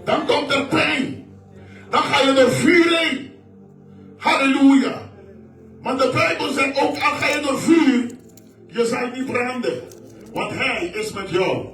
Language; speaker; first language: Dutch; non-native, fluent; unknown